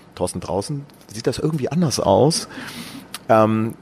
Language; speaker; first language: German; native; German